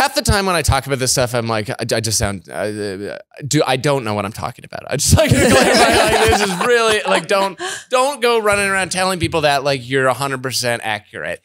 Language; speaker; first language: English; native; English